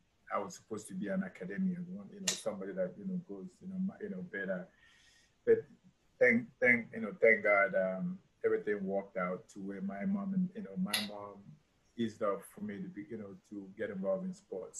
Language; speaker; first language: English; non-native, local second language; Igbo